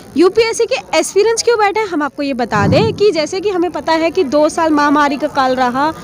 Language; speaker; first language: Hindi; native; Hindi